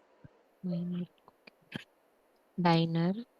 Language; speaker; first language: German; non-native, learner; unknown